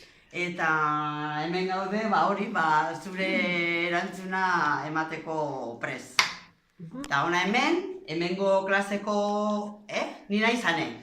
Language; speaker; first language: Basque; non-native, learner; Spanish